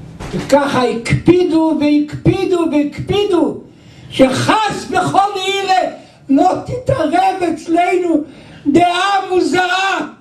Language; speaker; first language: Hebrew; non-native, local second language; Yiddish